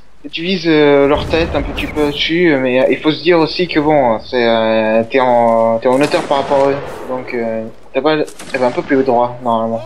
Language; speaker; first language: French; native; French